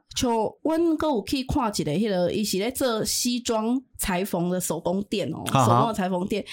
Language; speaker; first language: Chinese; non-native, local second language; Min Nan Chinese